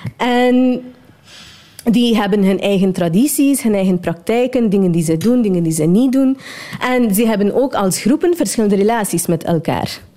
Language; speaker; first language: Dutch; non-native, fluent; Tamil